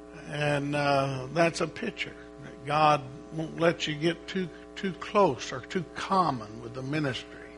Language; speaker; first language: English; native; English